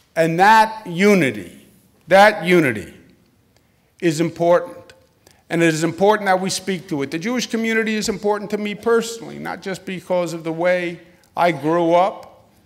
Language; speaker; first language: English; native; English